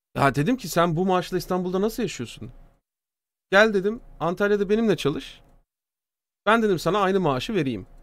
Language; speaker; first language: Turkish; native; Turkish